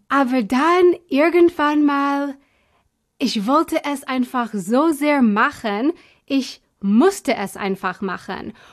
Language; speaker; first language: German; non-native, fluent; English